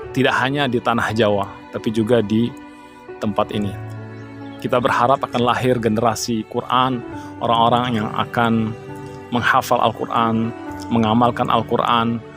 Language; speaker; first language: Indonesian; native; Indonesian